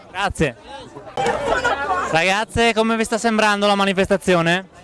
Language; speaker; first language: Italian; native; Italian